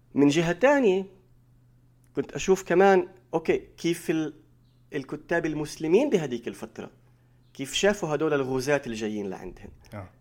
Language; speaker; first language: Arabic; native; Arabic